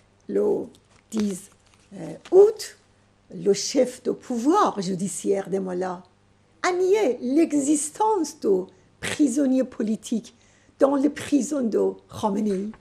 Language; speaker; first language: French; non-native, fluent; Persian